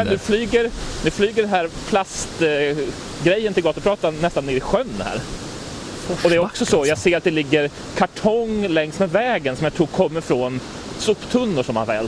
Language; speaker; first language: Swedish; native; Swedish